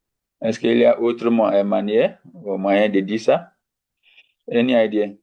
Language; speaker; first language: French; non-native, fluent; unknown